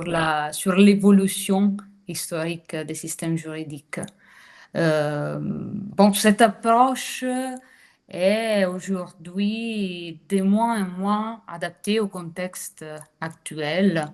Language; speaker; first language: French; non-native, fluent; Italian